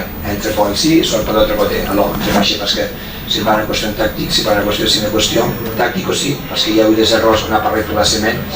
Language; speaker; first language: French; non-native, fluent; Spanish